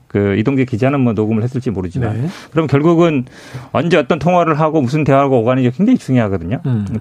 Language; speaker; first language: Korean; native; Korean